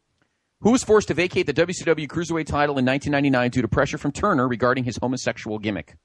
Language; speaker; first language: English; native; English